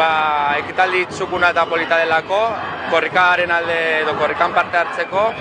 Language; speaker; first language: Basque; native; Basque